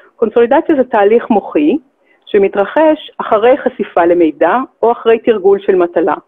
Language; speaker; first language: Hebrew; native; Hebrew